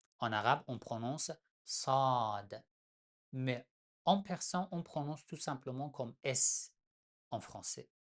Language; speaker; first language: French; non-native, fluent; Persian